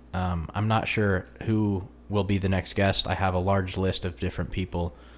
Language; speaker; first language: English; native; English